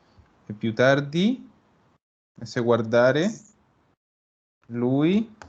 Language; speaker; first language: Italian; non-native, fluent; Spanish